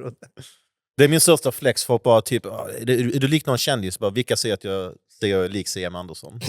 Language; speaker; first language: Swedish; native; Swedish